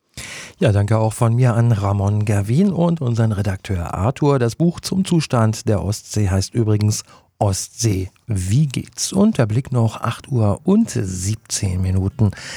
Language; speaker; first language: German; native; German